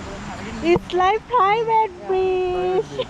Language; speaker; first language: English; non-native, learner; Thai